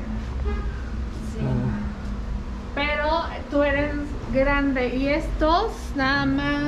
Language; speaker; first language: Spanish; native; Spanish